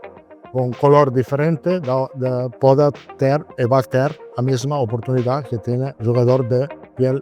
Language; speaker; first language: Spanish; non-native, fluent; Italian